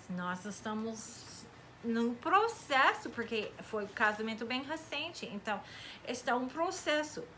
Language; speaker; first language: Portuguese; non-native, fluent; English